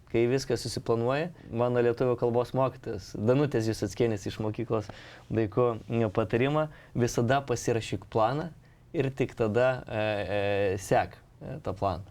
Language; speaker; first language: Lithuanian; non-native, local second language; Polish